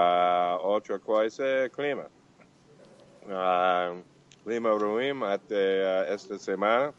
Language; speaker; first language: Portuguese; non-native, learner; Spanish